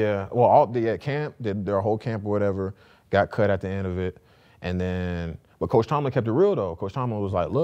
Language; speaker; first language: English; native; English